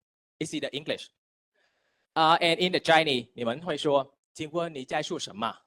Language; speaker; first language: English; non-native, fluent; Vietnamese